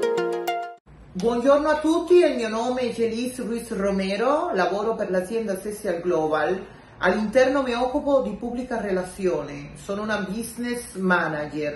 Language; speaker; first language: Italian; non-native, local second language; Spanish